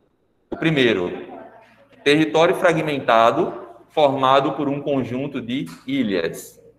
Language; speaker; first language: Portuguese; native; Portuguese